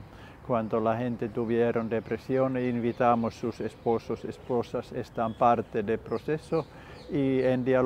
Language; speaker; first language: Spanish; non-native, learner; Finnish